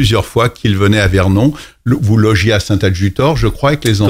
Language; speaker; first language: French; native; French